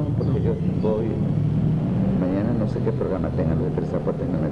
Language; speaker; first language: Spanish; native; Spanish